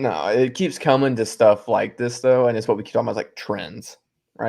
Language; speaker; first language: English; native; English